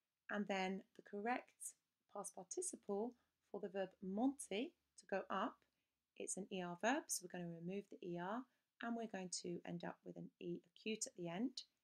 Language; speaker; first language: English; native; English